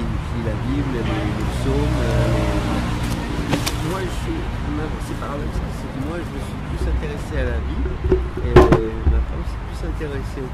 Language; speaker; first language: French; native; French